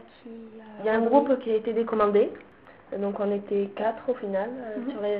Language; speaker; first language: French; native; French